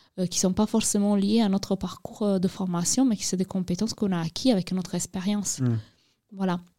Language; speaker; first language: French; non-native, fluent; Italian